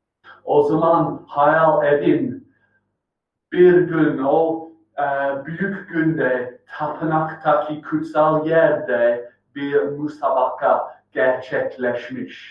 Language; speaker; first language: Turkish; non-native, fluent; English